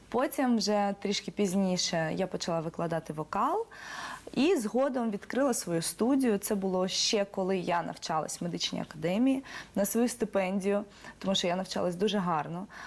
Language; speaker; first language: Ukrainian; non-native, local second language; Russian